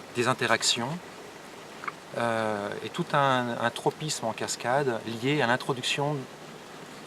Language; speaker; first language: French; native; French